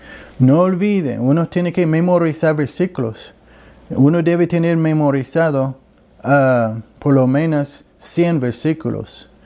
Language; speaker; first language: Spanish; non-native, learner; English